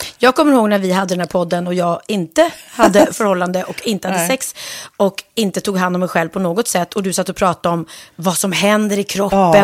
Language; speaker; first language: Swedish; native; Swedish